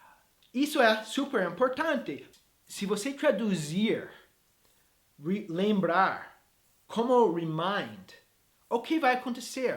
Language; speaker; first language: Portuguese; non-native, fluent; English